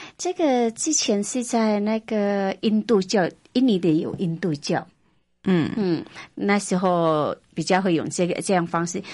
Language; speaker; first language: Chinese; non-native, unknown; Indonesian